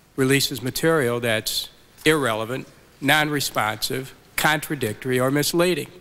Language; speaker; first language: English; native; English